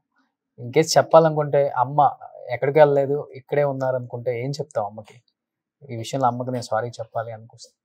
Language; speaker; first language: Telugu; native; Telugu